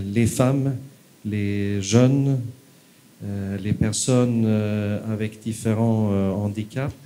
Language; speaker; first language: French; non-native, fluent; Swedish